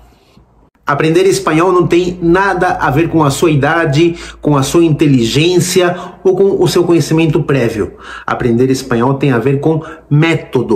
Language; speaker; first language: Portuguese; non-native, fluent; Spanish